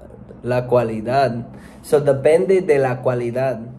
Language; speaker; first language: Spanish; non-native, learner; English